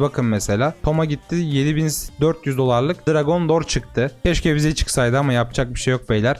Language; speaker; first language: Turkish; native; Turkish